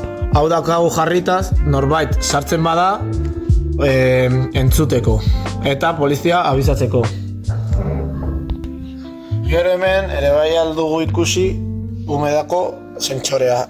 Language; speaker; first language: Basque; non-native, local second language; Spanish